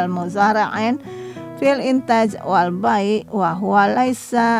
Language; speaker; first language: Arabic; non-native, fluent; Indonesian